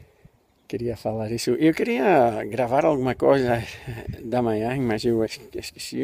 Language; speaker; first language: Portuguese; non-native, learner; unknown